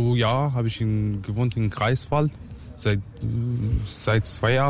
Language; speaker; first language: German; non-native, learner; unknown